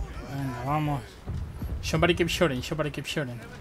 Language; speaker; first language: English; non-native, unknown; Spanish